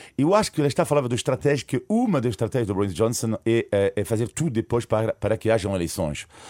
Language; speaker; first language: Portuguese; non-native, fluent; French